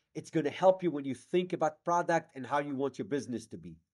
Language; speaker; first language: English; non-native, fluent; Hebrew